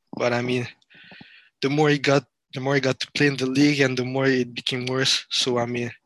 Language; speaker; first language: English; non-native, fluent; French